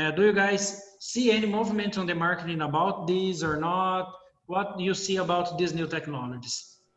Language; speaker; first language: English; non-native, fluent; Portuguese